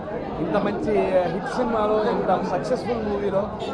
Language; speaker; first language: Telugu; native; Telugu